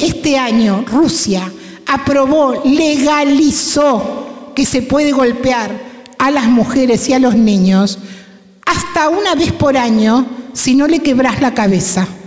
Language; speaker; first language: Spanish; native; Spanish